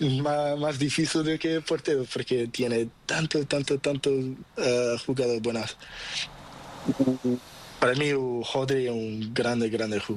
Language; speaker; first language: Spanish; non-native, learner; Portuguese